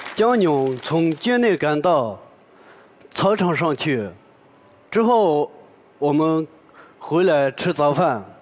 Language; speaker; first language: Chinese; non-native, local second language; Tibetan